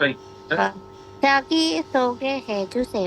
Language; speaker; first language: Korean; non-native, learner; Indonesian